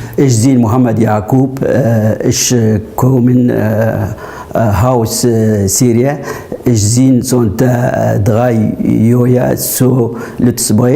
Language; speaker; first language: German; non-native, learner; Arabic